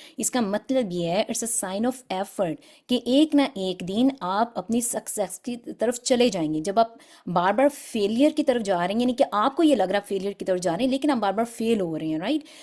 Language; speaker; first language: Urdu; non-native, local second language; Punjabi